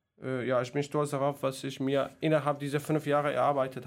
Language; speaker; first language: German; non-native, fluent; Kurdish